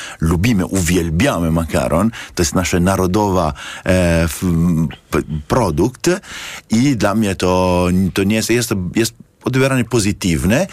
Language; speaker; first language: Polish; non-native, learner; Italian